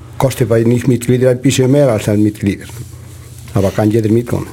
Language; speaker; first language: German; non-native, learner; Spanish